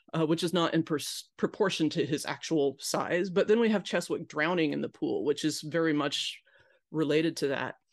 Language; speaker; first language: English; native; English